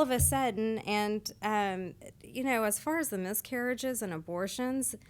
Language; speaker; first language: English; native; English